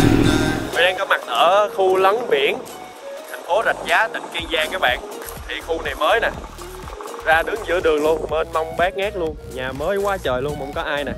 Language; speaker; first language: Vietnamese; native; Vietnamese